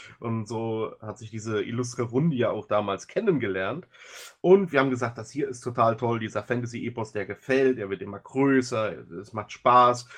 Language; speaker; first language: German; native; German